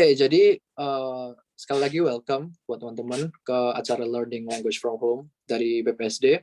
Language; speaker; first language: Indonesian; native; Indonesian